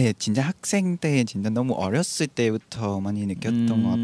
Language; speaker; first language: Korean; non-native, learner; Vietnamese